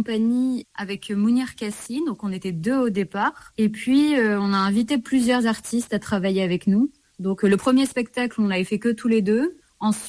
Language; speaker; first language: French; native; French